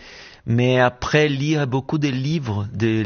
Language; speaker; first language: French; non-native, fluent; Portuguese